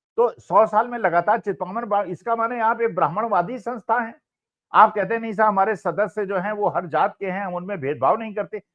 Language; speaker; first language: Hindi; native; Hindi